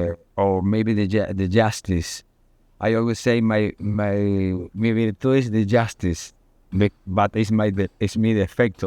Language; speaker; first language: English; non-native, learner; Spanish